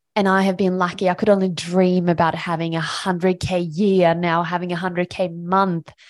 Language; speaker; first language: English; non-native, fluent; Swedish